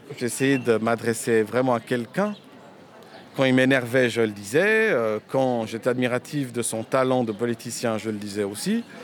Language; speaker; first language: French; early bilingual, other home language; Romanian